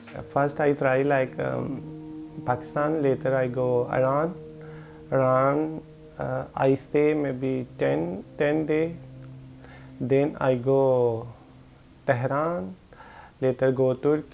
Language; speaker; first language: English; non-native, learner; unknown